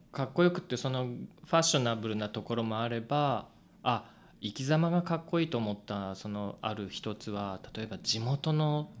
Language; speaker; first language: Japanese; native; Japanese